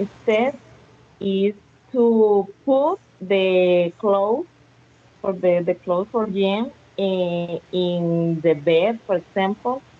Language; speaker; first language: English; non-native, learner; Spanish